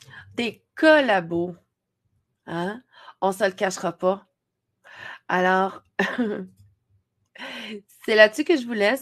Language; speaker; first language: French; native; French